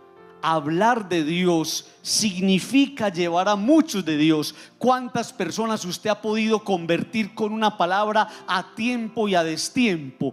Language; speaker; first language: Spanish; native; Spanish